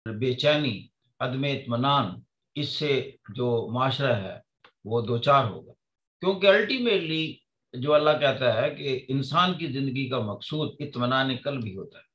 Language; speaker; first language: Urdu; non-native, local second language; Punjabi